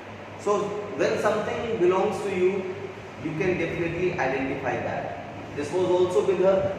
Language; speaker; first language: English; non-native, local second language; Hindi